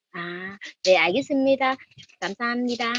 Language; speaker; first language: Korean; non-native, learner; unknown